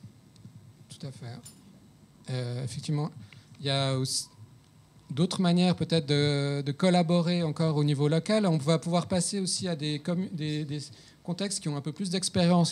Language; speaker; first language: French; native; French